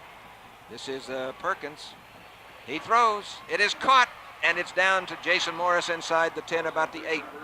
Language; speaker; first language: English; native; English